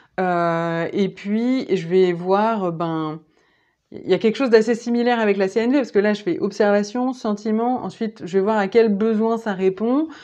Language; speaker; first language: French; native; French